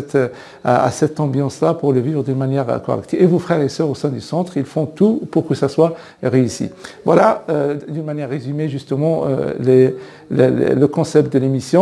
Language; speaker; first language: French; native; French